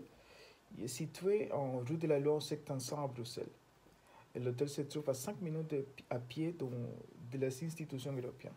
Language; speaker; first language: French; non-native, learner; Spanish